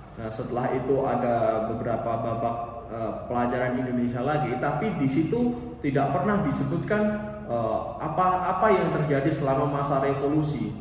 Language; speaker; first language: Indonesian; native; Indonesian